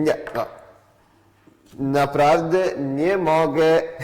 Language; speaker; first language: Polish; non-native, learner; Italian